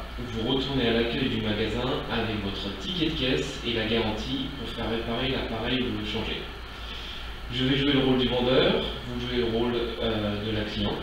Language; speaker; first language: French; native; French